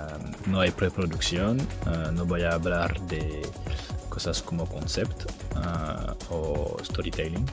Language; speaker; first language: Spanish; non-native, learner; French